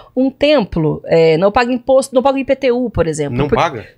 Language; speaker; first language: Portuguese; native; Portuguese